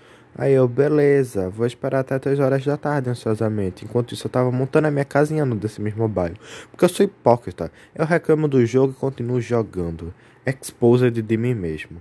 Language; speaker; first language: Portuguese; native; Portuguese